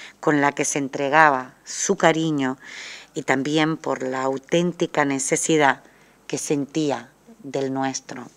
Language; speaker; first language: Spanish; native; Spanish